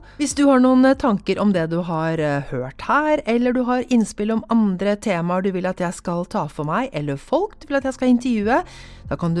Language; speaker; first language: Norwegian; native; Norwegian